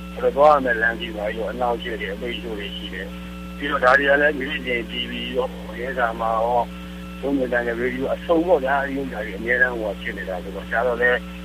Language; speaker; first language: Burmese; native; Burmese